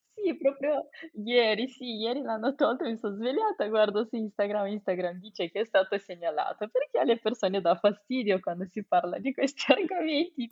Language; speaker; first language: Italian; non-native, fluent; Romanian